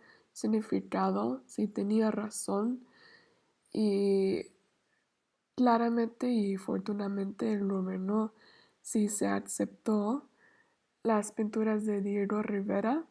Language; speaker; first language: Spanish; non-native, learner; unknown